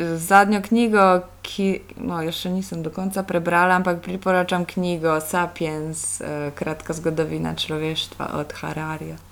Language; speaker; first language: Slovenian; non-native, fluent; Polish